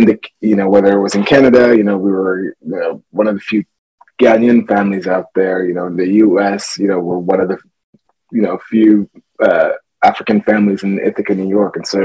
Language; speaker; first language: English; native; English